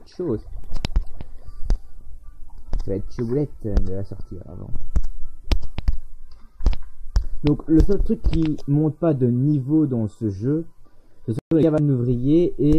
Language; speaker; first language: French; native; French